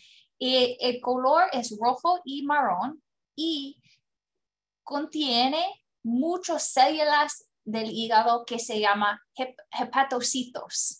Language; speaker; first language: Spanish; non-native, learner; English